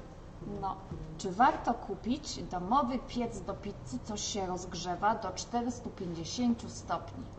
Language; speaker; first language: Polish; native; Polish